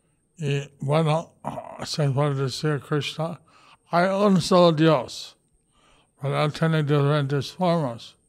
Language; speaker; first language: Spanish; non-native, learner; English